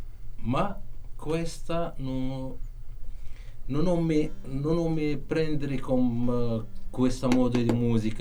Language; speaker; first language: Italian; non-native, learner; Arabic